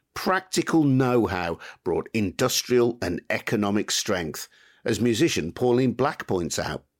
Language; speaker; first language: English; native; English